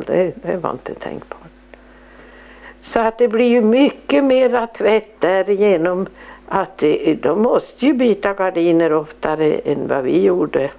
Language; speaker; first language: Swedish; native; Swedish